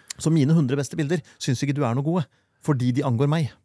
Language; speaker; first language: Norwegian; native; Norwegian